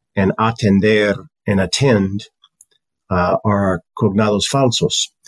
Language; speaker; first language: English; native; English